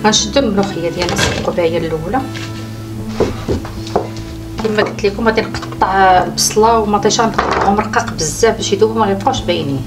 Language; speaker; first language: Arabic; native; Arabic